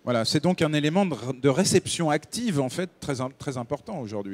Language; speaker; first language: French; native; French